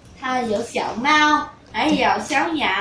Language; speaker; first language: Chinese; non-native, learner; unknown